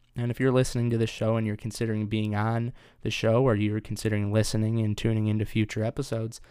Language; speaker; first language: English; native; English